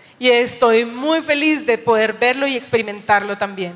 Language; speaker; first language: Spanish; native; Spanish